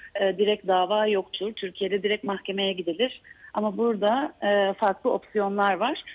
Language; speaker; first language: Turkish; native; Turkish